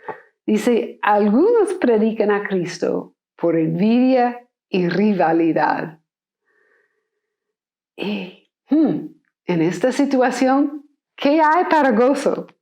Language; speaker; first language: Spanish; non-native, fluent; English